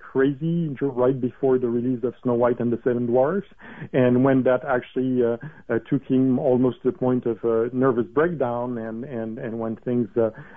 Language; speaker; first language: English; non-native, fluent; French